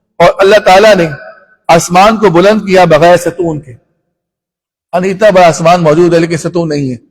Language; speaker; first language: Urdu; non-native, local second language; Punjabi